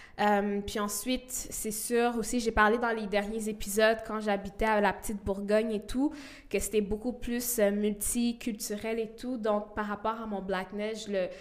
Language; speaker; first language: French; early bilingual, other home language; Rundi